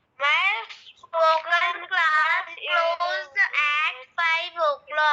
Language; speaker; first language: English; non-native, learner; Hindi